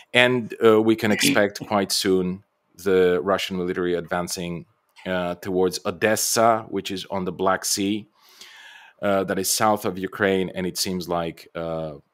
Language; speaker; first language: English; non-native, fluent; Bulgarian